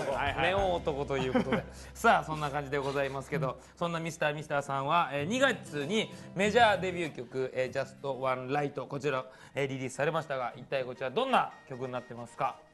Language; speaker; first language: Japanese; native; Japanese